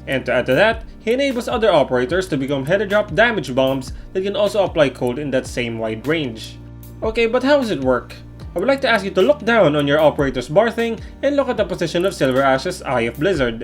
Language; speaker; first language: English; native; English